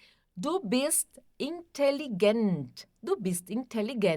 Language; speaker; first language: German; non-native, fluent; Portuguese